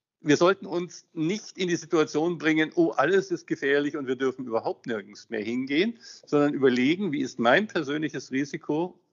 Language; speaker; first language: German; native; German